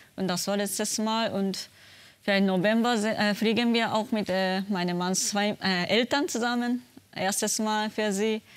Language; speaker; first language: German; non-native, learner; Japanese